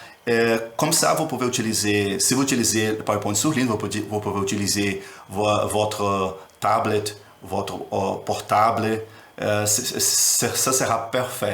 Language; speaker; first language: French; non-native, learner; Portuguese